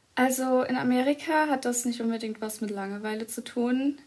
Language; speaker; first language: German; early bilingual, other home language; Arabic